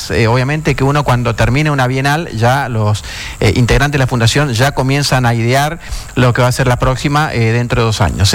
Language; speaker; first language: Spanish; native; Spanish